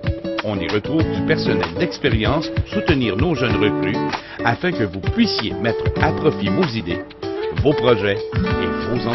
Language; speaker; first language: French; native; French